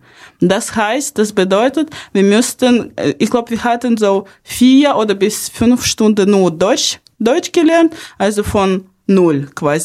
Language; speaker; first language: German; early bilingual, other home language; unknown